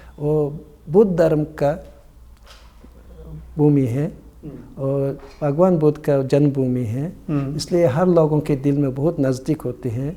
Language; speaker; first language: Hindi; non-native, learner; Mongolian